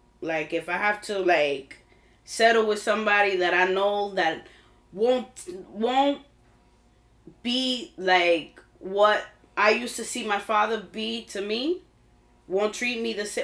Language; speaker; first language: English; early bilingual, other home language; Spanish